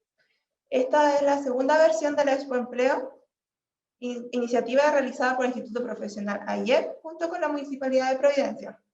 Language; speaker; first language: Spanish; native; Spanish